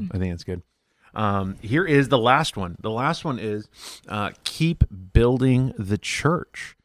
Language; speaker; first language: English; early bilingual, other home language; Spanish